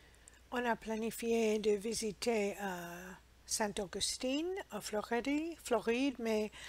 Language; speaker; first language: French; non-native, learner; English